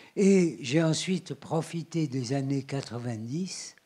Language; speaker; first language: French; native; French